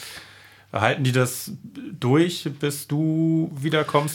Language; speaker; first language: German; native; German